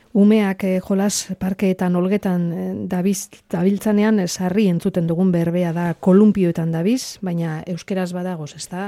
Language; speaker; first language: Basque; native; Basque